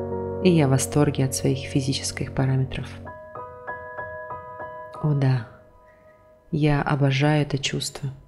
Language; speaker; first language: Russian; native; Russian